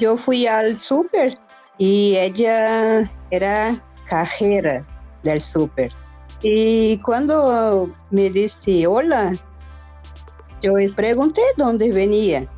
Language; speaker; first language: Spanish; non-native, learner; Portuguese